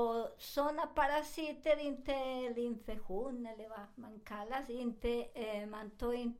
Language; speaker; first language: Swedish; non-native, learner; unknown